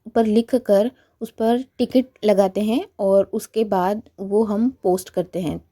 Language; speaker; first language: Hindi; non-native, local second language; Marathi